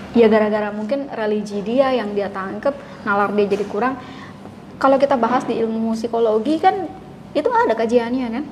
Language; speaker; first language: Indonesian; native; Indonesian